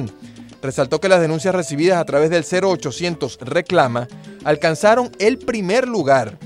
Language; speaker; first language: Spanish; native; Spanish